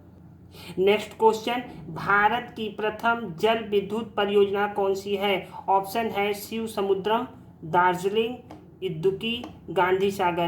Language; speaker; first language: Hindi; native; Hindi